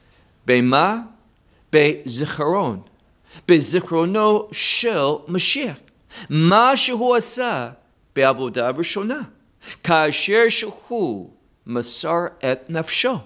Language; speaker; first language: Hebrew; non-native, fluent; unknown